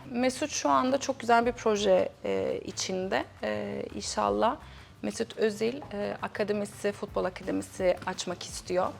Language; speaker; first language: Turkish; early bilingual, heritage; Turkish